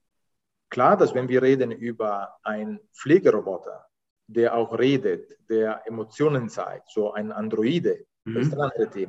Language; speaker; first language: German; non-native, fluent; Italian